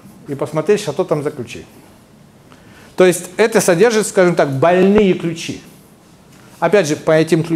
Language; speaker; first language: Russian; native; Russian